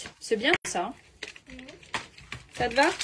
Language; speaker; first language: French; native; French